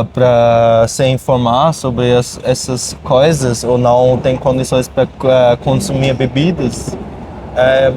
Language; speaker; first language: Portuguese; non-native, fluent; German